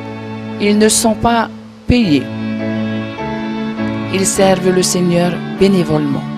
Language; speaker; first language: French; native; French